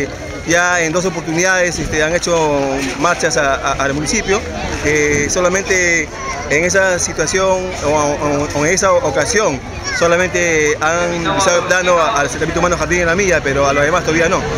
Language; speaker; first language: Spanish; native; Spanish